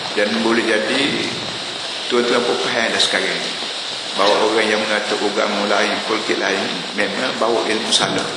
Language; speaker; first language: Malay; native; Malay